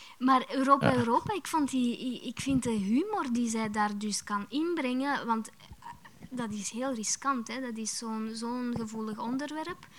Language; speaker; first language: Dutch; early bilingual, other home language; Romanian